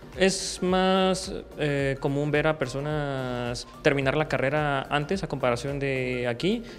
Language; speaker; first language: Spanish; native; Spanish